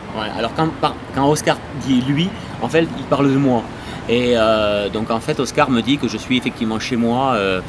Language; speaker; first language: French; native; French